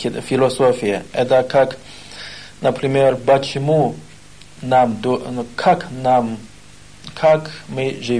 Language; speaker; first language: Russian; non-native, learner; Chinese